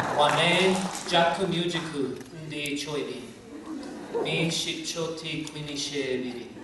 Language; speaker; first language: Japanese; non-native, fluent; English